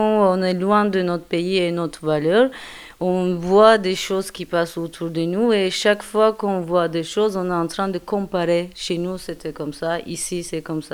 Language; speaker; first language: French; non-native, fluent; Turkish